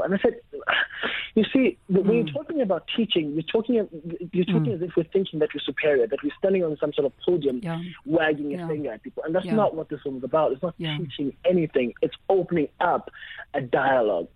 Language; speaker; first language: English; non-native, local second language; Xhosa